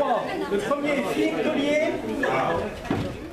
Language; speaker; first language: French; native; French